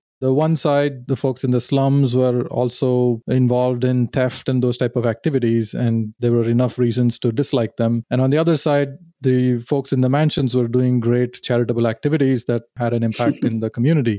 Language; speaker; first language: English; non-native, local second language; Tamil